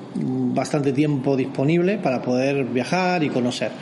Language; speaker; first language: Spanish; native; Spanish